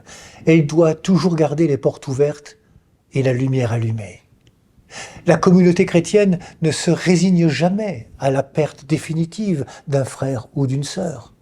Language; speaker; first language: French; native; French